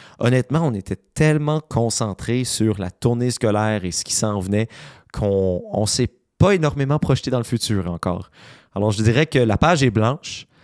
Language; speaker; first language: French; native; French